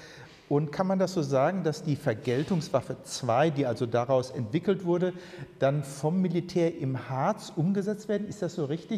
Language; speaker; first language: German; native; German